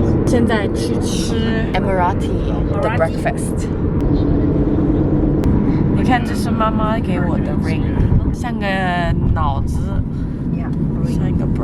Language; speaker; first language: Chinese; early bilingual, heritage; Chinese